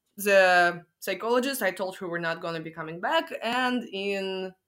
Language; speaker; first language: English; non-native, fluent; Russian